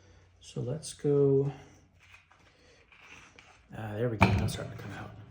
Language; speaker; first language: English; native; English